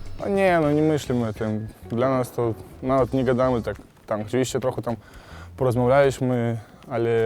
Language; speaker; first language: Polish; non-native, fluent; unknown